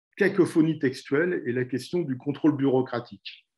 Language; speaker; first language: French; native; French